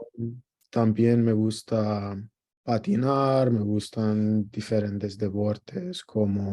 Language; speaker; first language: Spanish; non-native, learner; Greek